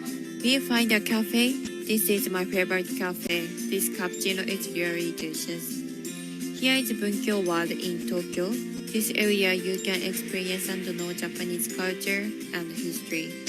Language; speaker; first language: English; non-native, learner; Japanese